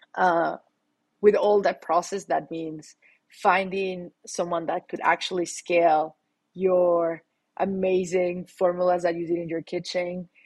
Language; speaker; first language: English; non-native, fluent; Spanish